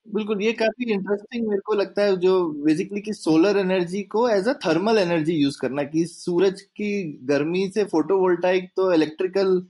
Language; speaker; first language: Hindi; native; Hindi